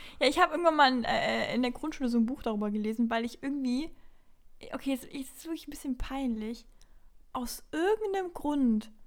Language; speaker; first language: German; native; German